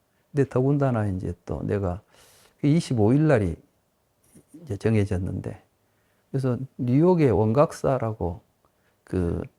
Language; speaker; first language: Korean; native; Korean